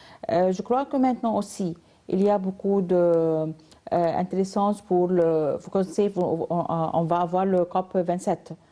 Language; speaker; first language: French; non-native, learner; Arabic